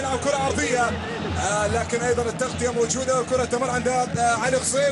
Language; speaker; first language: Arabic; native; Arabic